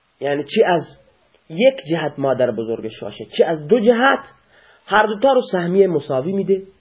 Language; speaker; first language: Persian; non-native, local second language; Baluchi